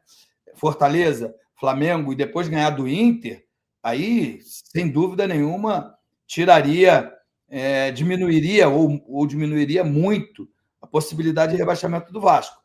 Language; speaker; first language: Portuguese; native; Portuguese